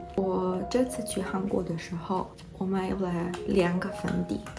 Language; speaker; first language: Chinese; non-native, fluent; Polish